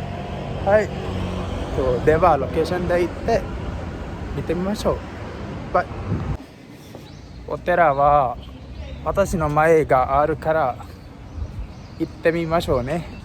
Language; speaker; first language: Japanese; non-native, learner; Sinhala